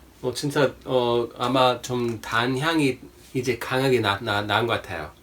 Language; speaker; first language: Korean; non-native, fluent; English